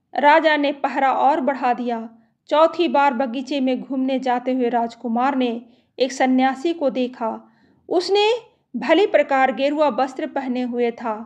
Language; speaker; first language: Hindi; native; Hindi